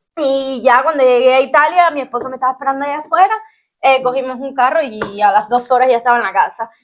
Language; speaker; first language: Spanish; native; Spanish